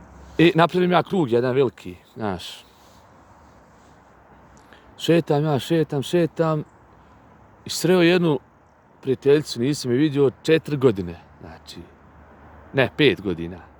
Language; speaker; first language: Bosnian; native; Bosnian